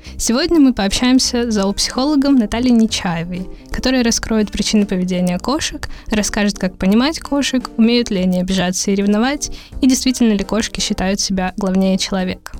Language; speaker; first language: Russian; native; Russian